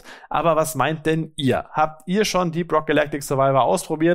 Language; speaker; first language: German; native; German